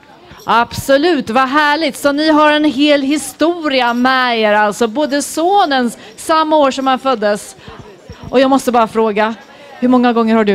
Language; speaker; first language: Swedish; native; Swedish